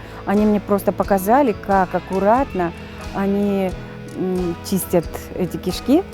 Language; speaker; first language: Russian; native; Russian